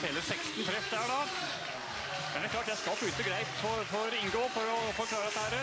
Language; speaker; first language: Norwegian; native; Norwegian